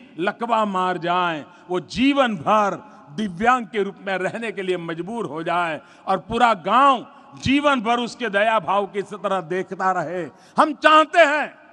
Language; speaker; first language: Hindi; non-native, local second language; Gujarati